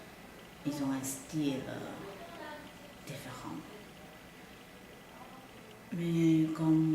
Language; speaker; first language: French; non-native, fluent; Chinese